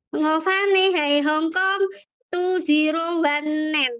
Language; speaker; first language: Cantonese; non-native, learner; Indonesian